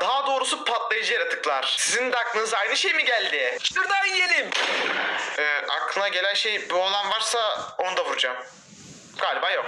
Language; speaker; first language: Turkish; native; Turkish